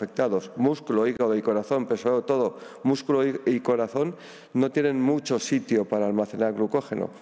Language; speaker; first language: Spanish; native; Spanish